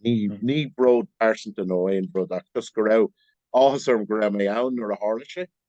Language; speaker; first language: Irish; non-native, local second language; English